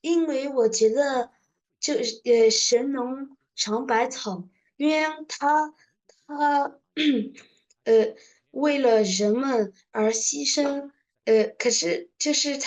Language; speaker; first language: Chinese; early bilingual, heritage; Chinese